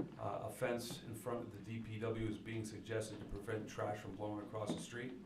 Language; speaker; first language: English; native; English